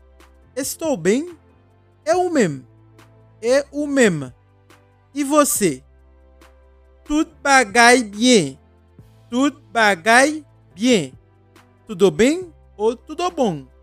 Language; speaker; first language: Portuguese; non-native, fluent; Haitian Creole